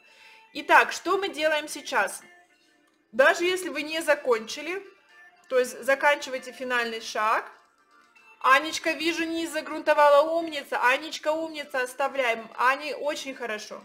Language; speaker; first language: Russian; native; Russian